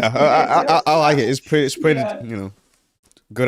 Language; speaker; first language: English; native; English